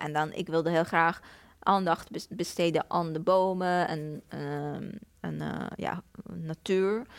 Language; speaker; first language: Dutch; non-native, fluent; Persian